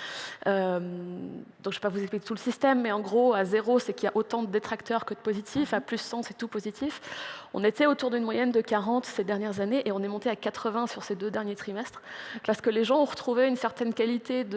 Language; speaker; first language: French; native; French